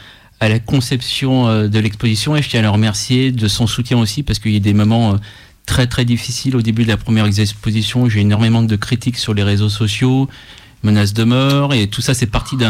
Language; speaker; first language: French; native; French